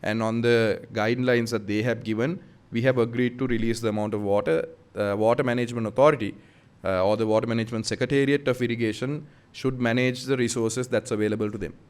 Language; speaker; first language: English; non-native, local second language; Sinhala